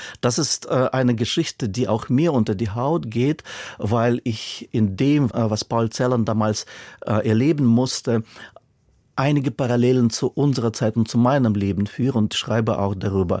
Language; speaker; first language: German; non-native, fluent; Russian